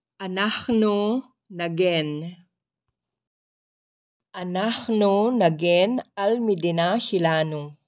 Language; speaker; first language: Hebrew; non-native, learner; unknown